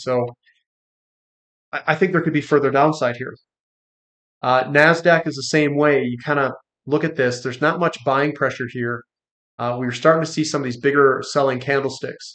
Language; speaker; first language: English; native; English